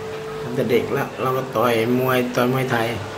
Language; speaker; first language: Thai; native; Thai